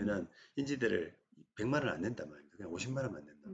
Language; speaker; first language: Korean; native; Korean